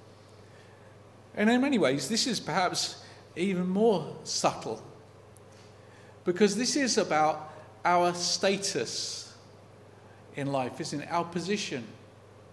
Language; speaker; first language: English; native; English